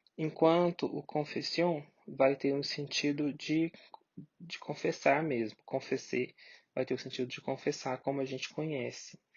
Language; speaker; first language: Portuguese; native; Portuguese